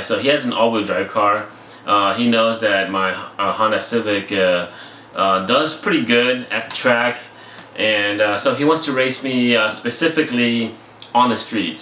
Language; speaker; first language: English; native; English